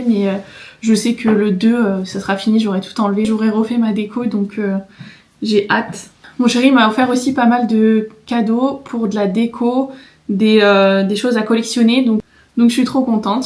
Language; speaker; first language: French; native; French